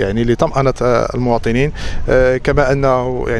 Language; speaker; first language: Arabic; native; Arabic